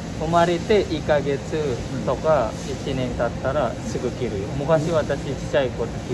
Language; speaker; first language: Japanese; non-native, learner; Indonesian